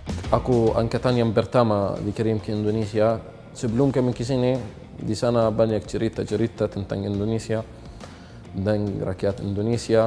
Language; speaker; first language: Indonesian; non-native, fluent; Arabic